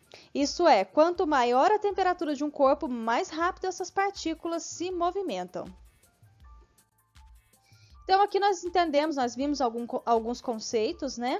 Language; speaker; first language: Portuguese; native; Portuguese